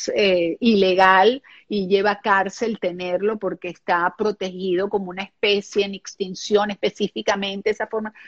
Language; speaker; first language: Spanish; non-native, local second language; German